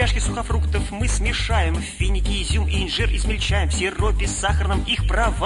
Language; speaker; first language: Russian; native; Russian